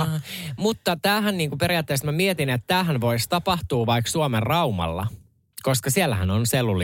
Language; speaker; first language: Finnish; native; Finnish